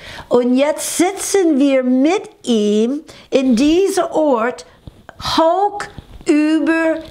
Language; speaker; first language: German; non-native, fluent; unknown